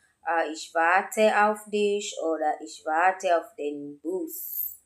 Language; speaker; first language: German; non-native, learner; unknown